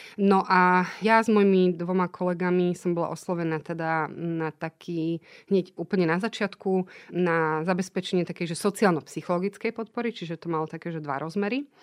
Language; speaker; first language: Slovak; native; Slovak